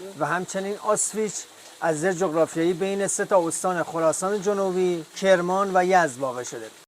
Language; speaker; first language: Persian; native; Persian